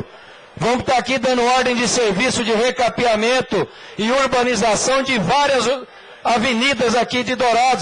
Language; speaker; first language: Portuguese; native; Portuguese